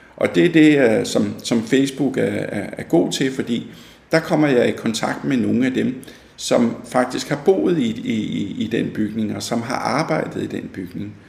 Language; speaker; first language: Danish; native; Danish